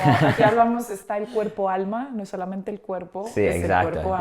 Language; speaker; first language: Spanish; native; Spanish